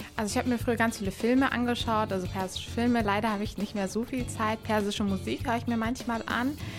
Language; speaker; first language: German; native; German